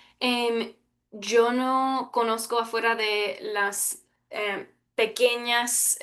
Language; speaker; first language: Spanish; early bilingual, heritage; Spanish